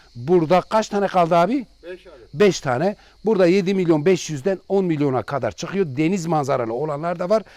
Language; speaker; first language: Turkish; non-native, local second language; Kurdish